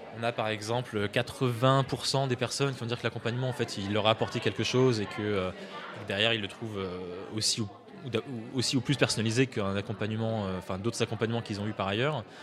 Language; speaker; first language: French; native; French